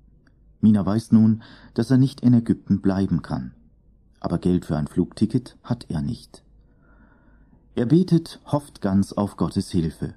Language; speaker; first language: German; native; German